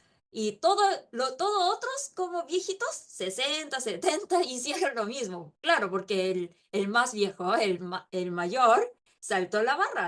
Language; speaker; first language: Spanish; non-native, local second language; Korean